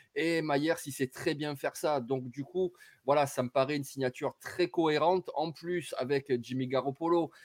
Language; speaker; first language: French; native; French